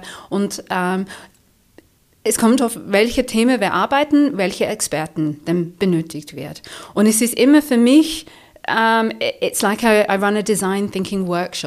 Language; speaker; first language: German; non-native, fluent; English